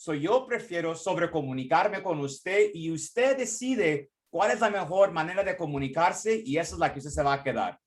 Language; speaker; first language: Spanish; early bilingual, heritage; Spanish